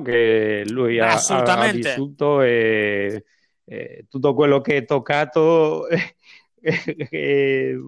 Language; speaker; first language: Italian; non-native, fluent; Spanish